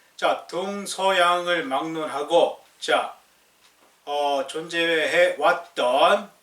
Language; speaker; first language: Korean; native; Korean